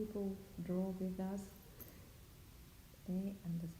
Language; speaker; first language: English; non-native, learner; Russian